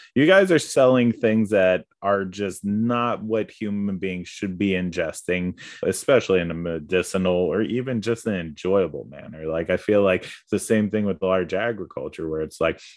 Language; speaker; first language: English; native; English